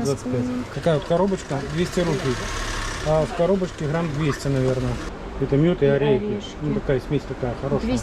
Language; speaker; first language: Russian; native; Russian